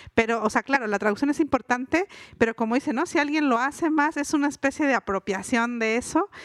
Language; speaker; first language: Spanish; non-native, local second language; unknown